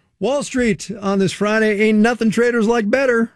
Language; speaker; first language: English; native; English